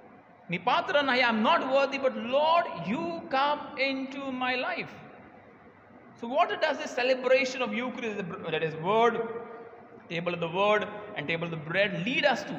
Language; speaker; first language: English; non-native, local second language; Marathi